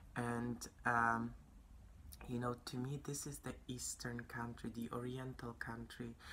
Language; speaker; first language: English; non-native, fluent; Polish